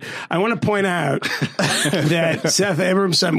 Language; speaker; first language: English; native; English